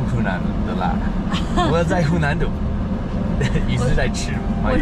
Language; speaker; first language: Chinese; non-native, learner; English